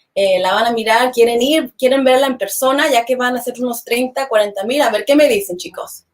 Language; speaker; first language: Spanish; early bilingual, heritage; Spanish